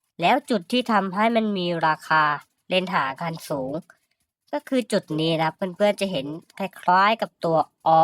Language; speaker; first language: Thai; native; Thai